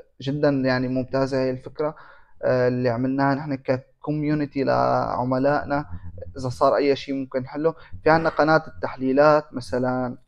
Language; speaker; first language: Arabic; native; Arabic